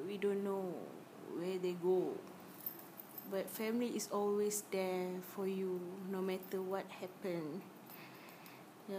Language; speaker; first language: English; non-native, learner; Malay